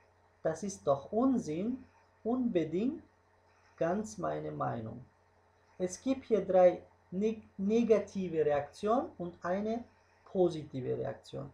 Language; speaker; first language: German; non-native, fluent; Uzbek